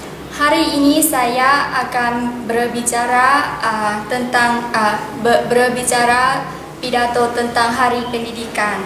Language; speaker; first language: Indonesian; non-native, learner; Lao